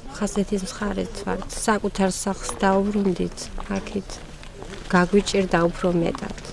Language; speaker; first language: Georgian; non-native, local second language; Mingrelian